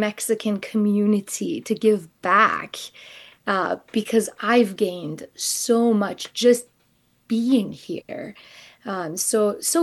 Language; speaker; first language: English; non-native, fluent; Persian